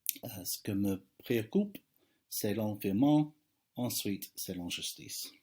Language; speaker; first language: French; non-native, fluent; English